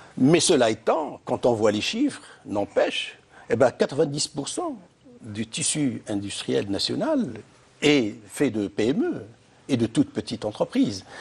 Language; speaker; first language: French; non-native, local second language; Arabic